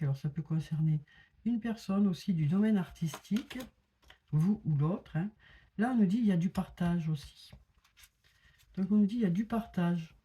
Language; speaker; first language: French; native; French